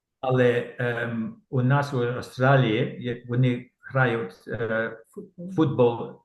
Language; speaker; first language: Polish; non-native, learner; Ukrainian